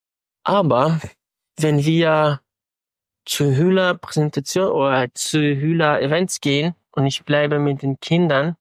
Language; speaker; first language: German; non-native, fluent; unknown